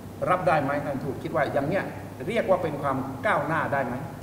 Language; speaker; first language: Thai; native; Thai